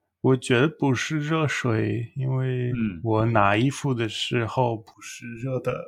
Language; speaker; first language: Chinese; non-native, fluent; English